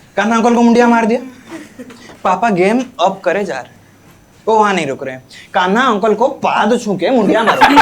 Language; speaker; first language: Hindi; non-native, local second language; Odia